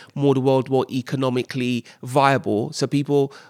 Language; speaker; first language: English; native; English